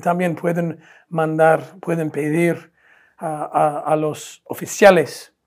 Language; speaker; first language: Spanish; non-native, fluent; English